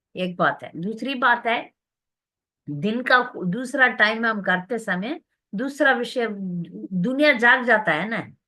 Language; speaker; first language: Hindi; non-native, local second language; Tamil